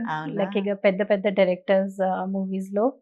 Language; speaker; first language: Telugu; non-native, learner; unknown